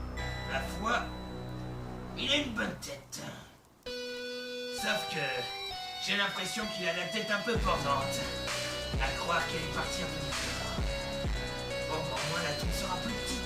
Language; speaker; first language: French; native; French